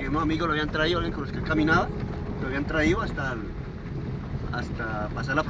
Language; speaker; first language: Spanish; native; Spanish